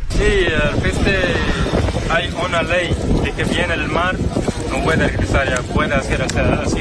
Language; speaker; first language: Spanish; non-native, learner; Arabic